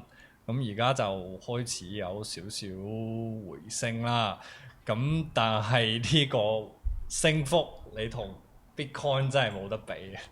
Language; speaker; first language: Cantonese; native; Cantonese